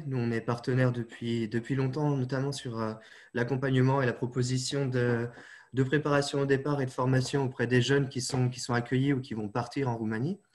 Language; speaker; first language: French; native; French